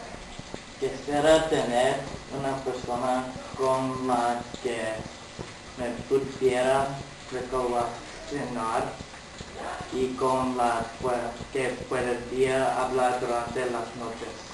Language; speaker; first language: Spanish; non-native, learner; English